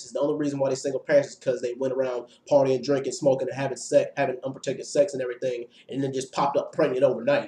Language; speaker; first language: English; native; English